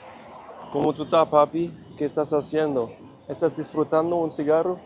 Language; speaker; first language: Spanish; non-native, learner; English